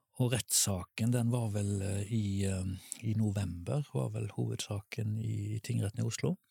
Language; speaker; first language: Norwegian; native; Norwegian